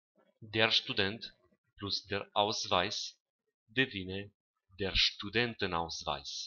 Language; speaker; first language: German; non-native, fluent; Romanian